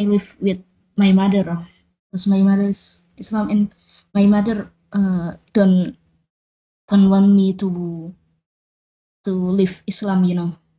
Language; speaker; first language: English; non-native, learner; Indonesian